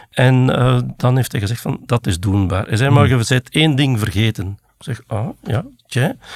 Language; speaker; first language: Dutch; native; Dutch